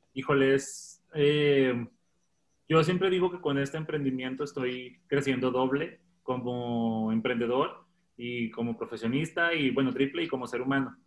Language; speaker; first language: Spanish; native; Spanish